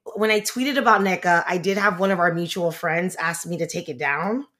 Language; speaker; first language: English; native; English